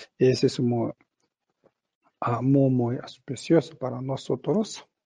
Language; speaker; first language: Spanish; non-native, learner; Tibetan